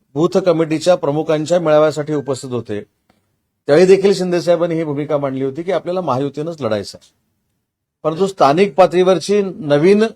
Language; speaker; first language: Marathi; native; Marathi